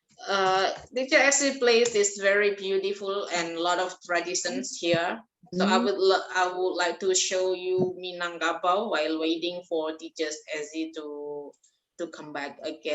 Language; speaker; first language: English; non-native, fluent; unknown